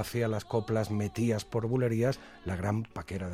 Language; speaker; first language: Spanish; native; Spanish